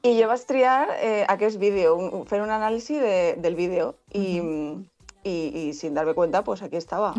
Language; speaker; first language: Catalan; non-native, local second language; Spanish